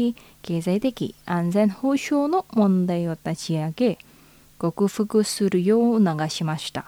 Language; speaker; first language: Japanese; non-native, fluent; Indonesian